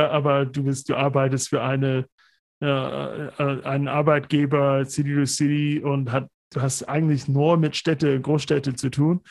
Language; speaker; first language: German; non-native, fluent; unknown